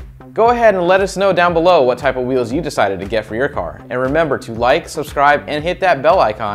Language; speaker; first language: English; native; English